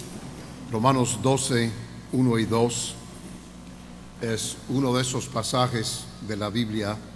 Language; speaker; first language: Spanish; non-native, fluent; English